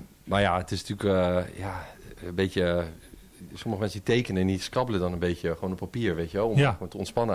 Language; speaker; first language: Dutch; native; Dutch